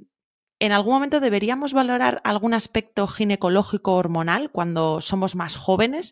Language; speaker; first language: Spanish; native; Spanish